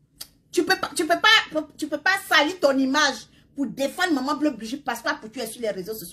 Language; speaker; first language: French; non-native, local second language; Baoulé